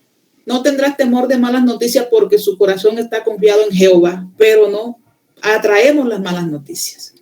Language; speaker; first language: Spanish; native; Spanish